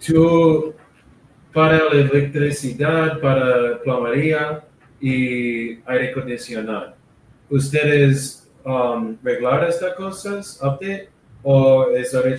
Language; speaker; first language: Spanish; non-native, learner; English